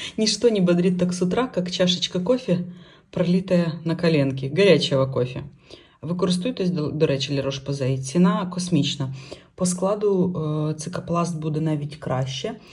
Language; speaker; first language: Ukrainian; non-native, local second language; Russian